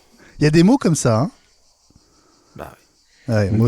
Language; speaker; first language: French; native; French